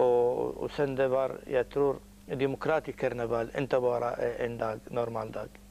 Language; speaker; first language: Swedish; non-native, learner; Arabic